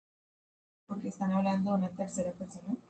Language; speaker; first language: Spanish; native; Spanish